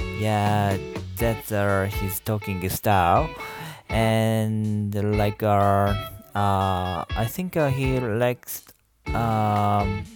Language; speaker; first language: English; non-native, learner; Japanese